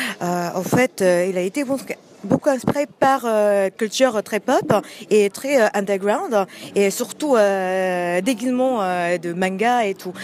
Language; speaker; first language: French; non-native, fluent; Japanese